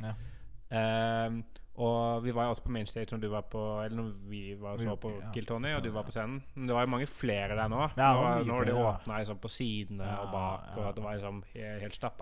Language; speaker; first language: Norwegian; native; Norwegian